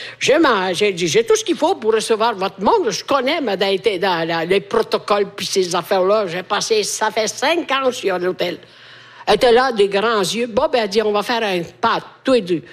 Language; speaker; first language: French; non-native, fluent; Italian